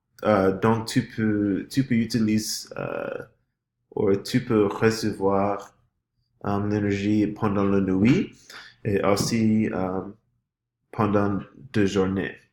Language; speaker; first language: French; non-native, learner; English